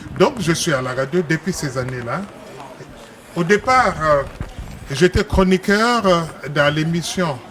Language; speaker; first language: French; non-native, local second language; Lingala